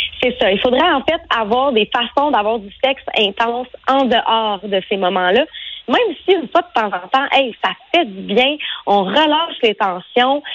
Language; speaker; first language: French; native; French